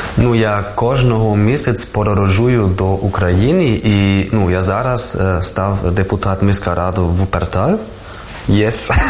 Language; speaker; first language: Ukrainian; non-native, learner; German